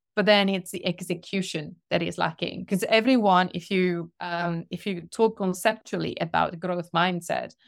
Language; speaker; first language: English; non-native, fluent; Italian